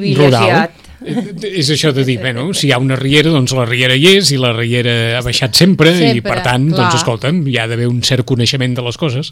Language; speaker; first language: Catalan; native; Catalan